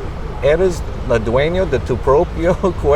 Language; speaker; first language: Spanish; non-native, learner; English